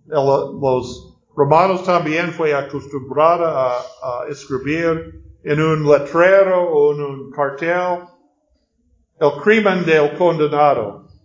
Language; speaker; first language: Spanish; non-native, learner; English